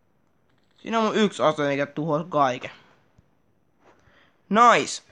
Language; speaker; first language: Finnish; native; Finnish